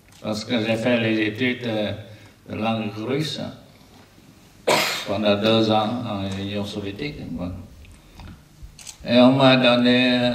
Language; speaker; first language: French; non-native, learner; Vietnamese